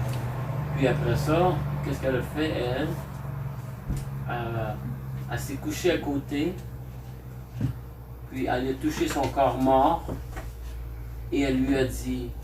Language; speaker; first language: French; native; French